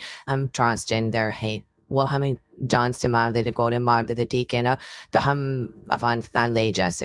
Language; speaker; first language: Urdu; non-native, learner; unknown